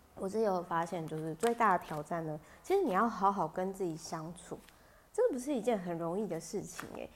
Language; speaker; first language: Chinese; native; Chinese